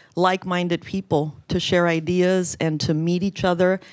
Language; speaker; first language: English; early bilingual, other home language; Spanish